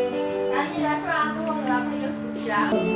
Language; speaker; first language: Chinese; native; Chinese